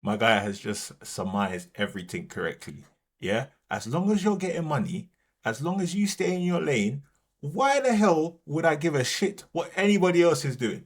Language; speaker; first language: English; native; English